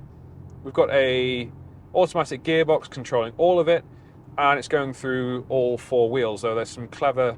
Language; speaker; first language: English; native; English